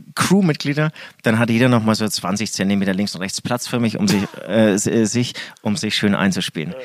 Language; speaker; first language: German; native; German